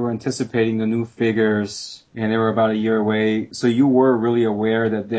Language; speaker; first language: English; non-native, fluent; German